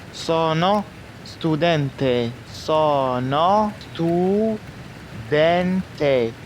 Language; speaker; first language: Italian; non-native, fluent; Arabic